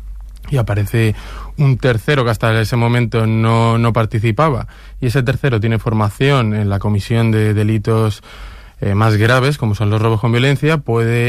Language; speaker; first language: Spanish; native; Spanish